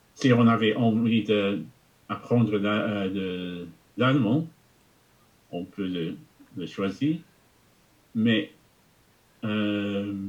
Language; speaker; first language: French; non-native, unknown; English